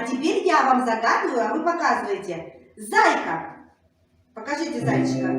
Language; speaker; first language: Russian; native; Russian